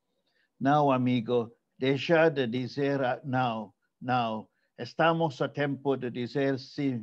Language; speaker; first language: Portuguese; non-native, fluent; English